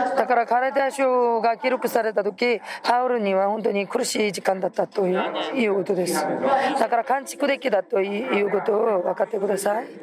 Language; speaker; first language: Japanese; non-native, fluent; Korean